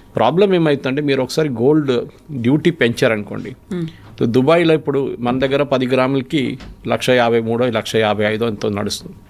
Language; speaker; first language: Telugu; non-native, fluent; Malayalam